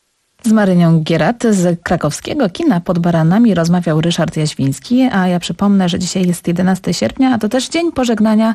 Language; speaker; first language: Polish; native; Polish